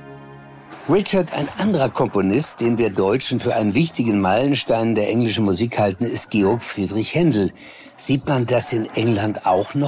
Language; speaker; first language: German; native; German